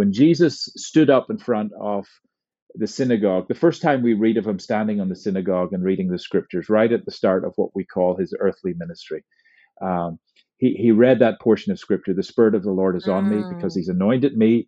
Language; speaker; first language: English; native; English